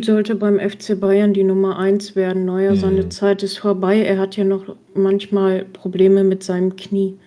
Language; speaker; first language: German; native; German